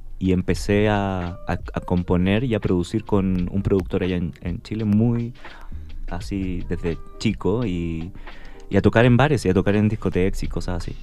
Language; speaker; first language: Spanish; native; Spanish